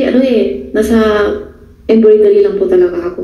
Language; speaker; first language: Filipino; non-native, learner; Chinese